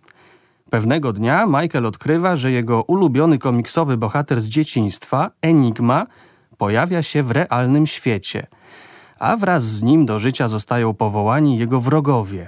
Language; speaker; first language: Polish; native; Polish